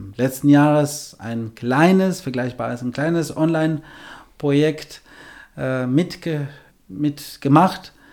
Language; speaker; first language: German; non-native, fluent; Albanian